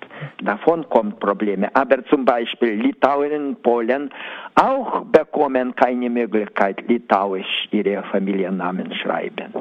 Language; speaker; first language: German; non-native, learner; Lithuanian